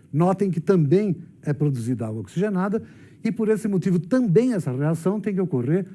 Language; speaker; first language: Portuguese; native; Portuguese